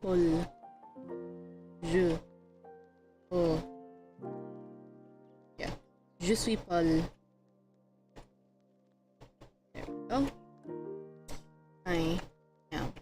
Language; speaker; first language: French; non-native, learner; English